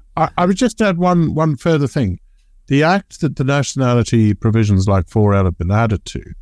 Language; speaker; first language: English; native; English